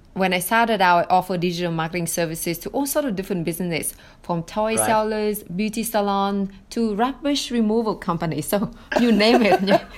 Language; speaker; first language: English; non-native, fluent; Vietnamese